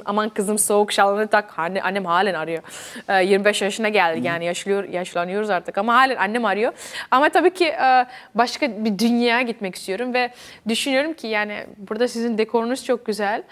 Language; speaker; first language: Turkish; early bilingual, heritage; Dutch